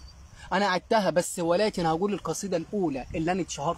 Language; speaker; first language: Arabic; native; Arabic